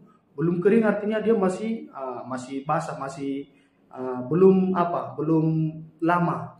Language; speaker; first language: Indonesian; native; Indonesian